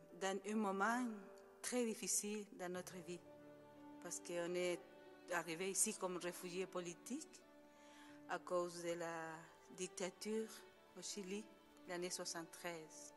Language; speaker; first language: French; non-native, fluent; Spanish